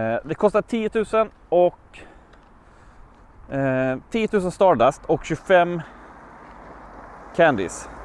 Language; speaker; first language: Swedish; native; Swedish